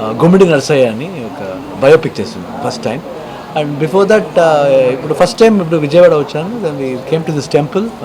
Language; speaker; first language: Telugu; non-native, learner; Kannada